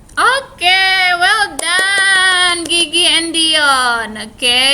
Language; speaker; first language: English; non-native, fluent; Indonesian